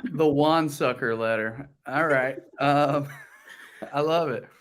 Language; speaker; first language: English; native; English